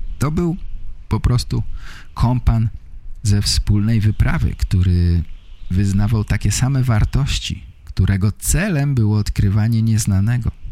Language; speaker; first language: Polish; native; Polish